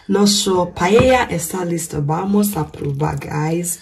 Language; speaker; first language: Spanish; non-native, learner; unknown